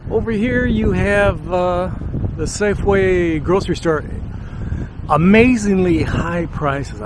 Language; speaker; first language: English; native; English